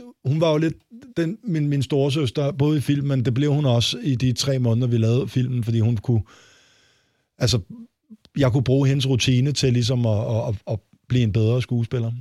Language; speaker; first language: Danish; native; Danish